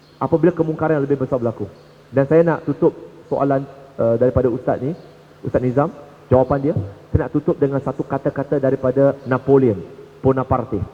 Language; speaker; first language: Malay; non-native, local second language; Chinese